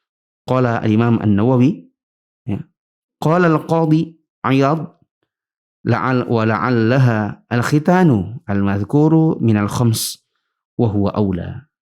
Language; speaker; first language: Arabic; non-native, fluent; Indonesian